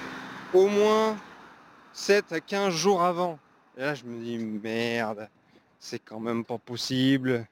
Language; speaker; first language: French; native; French